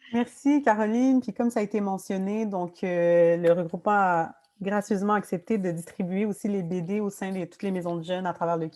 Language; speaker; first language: French; native; French